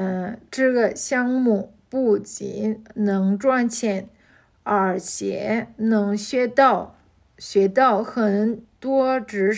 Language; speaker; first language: Chinese; non-native, fluent; Turkmen